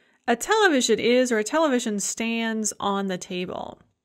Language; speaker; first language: English; native; English